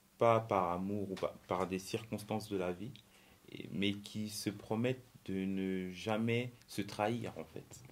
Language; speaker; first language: French; early bilingual, other home language; Lingala